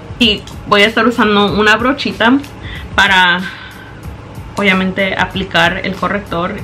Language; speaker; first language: Spanish; early bilingual, heritage; Spanish